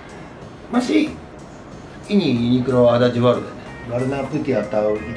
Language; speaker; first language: Indonesian; non-native, learner; Japanese